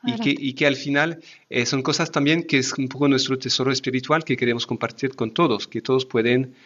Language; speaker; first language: Spanish; non-native, fluent; French